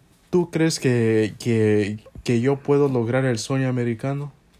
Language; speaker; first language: Spanish; early bilingual, heritage; Spanish